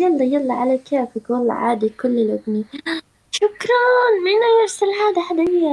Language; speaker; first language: Arabic; non-native, learner; Turkish